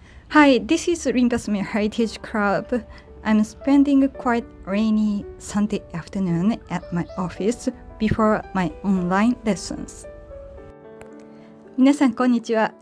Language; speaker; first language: English; non-native, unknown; Japanese